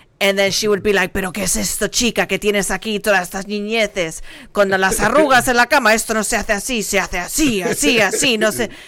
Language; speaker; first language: Spanish; early bilingual, heritage; Spanish